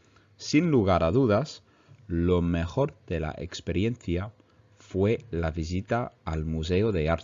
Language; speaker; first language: Spanish; non-native, fluent; English